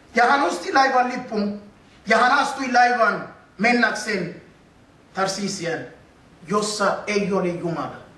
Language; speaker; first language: Finnish; non-native, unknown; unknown